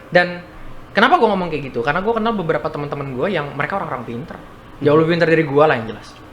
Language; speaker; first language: Indonesian; native; Indonesian